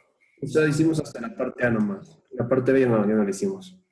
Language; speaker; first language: Spanish; native; Spanish